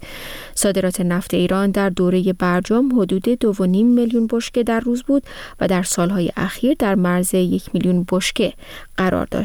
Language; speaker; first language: Persian; native; Persian